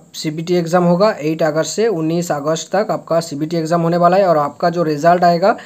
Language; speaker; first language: Hindi; non-native, local second language; Bangla